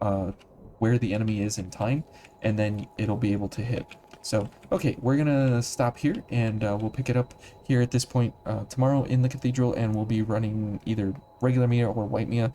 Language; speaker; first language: English; native; English